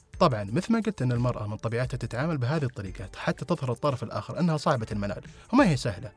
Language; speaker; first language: Arabic; native; Arabic